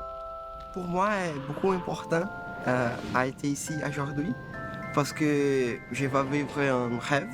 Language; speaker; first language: French; non-native, learner; Portuguese